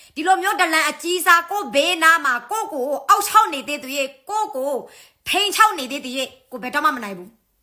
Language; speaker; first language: Burmese; non-native, local second language; S'gaw Karen